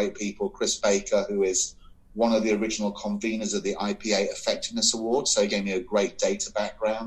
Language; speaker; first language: English; native; English